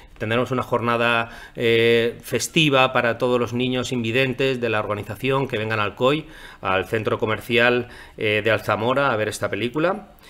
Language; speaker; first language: Spanish; non-native, local second language; Catalan